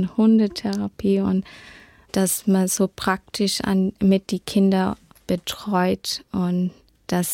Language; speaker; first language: German; early bilingual, heritage; German